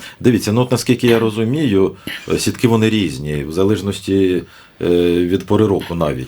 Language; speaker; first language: Ukrainian; native; Ukrainian